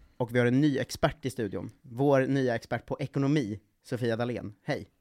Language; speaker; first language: Swedish; native; Swedish